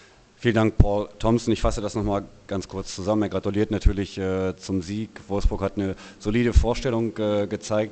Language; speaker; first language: German; native; German